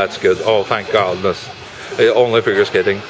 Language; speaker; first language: English; non-native, fluent; Norwegian